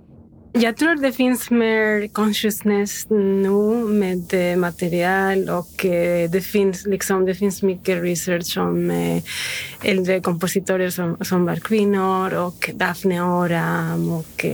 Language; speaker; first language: Swedish; non-native, fluent; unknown